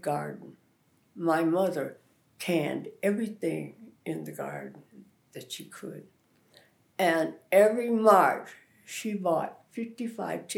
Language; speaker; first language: English; native; English